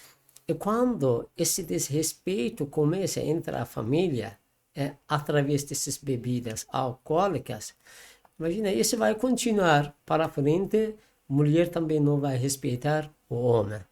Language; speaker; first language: Portuguese; non-native, learner; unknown